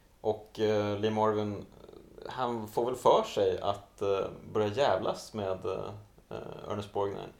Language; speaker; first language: Swedish; native; Swedish